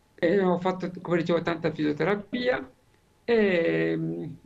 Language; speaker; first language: Italian; native; Italian